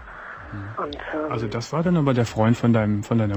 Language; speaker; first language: German; native; German